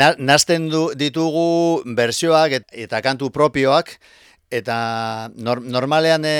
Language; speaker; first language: Basque; non-native, local second language; Spanish